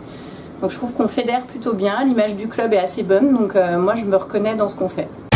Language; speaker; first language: French; native; French